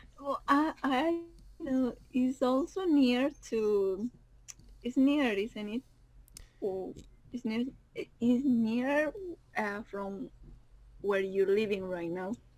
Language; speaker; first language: English; non-native, learner; Spanish